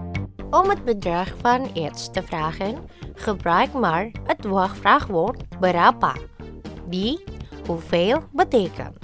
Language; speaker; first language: Dutch; non-native, fluent; Indonesian